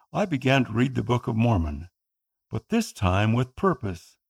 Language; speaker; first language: English; non-native, local second language; Filipino